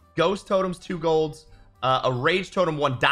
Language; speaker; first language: English; native; English